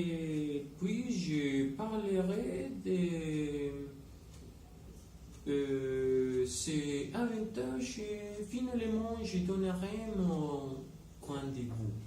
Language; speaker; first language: French; non-native, learner; Spanish